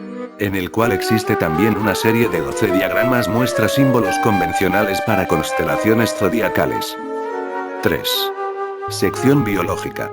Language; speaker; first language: Spanish; native; Spanish